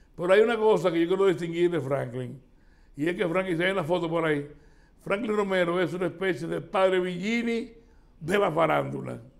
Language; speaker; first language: Spanish; native; Spanish